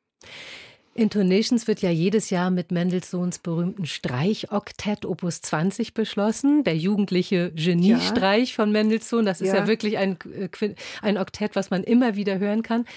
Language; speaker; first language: German; native; German